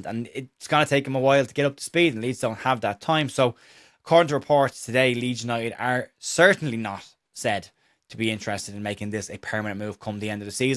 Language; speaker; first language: English; native; English